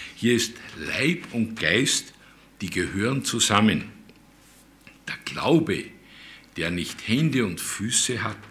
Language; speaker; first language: German; native; German